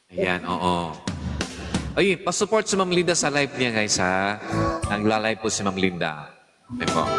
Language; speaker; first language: Filipino; native; Filipino